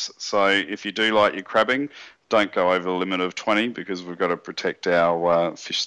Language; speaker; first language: English; native; English